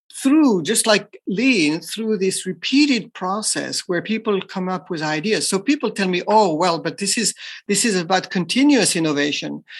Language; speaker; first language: English; non-native, fluent; French